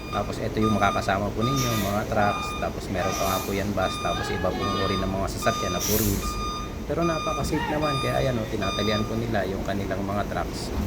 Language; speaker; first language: Filipino; non-native, local second language; Bikol